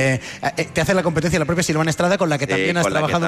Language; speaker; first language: Spanish; native; Spanish